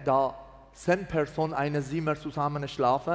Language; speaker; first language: German; non-native, learner; Persian